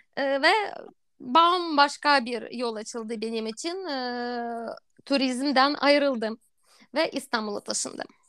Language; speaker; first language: Turkish; non-native, fluent; Russian